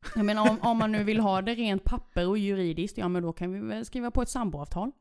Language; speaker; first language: Swedish; early bilingual, other home language; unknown